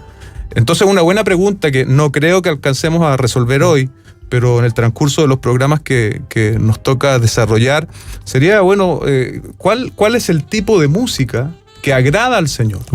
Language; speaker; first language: Spanish; native; Spanish